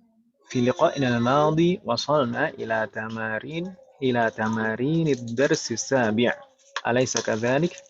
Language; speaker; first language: Arabic; non-native, fluent; Indonesian